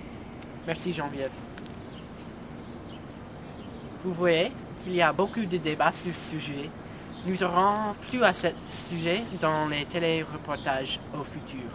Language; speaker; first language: French; non-native, learner; English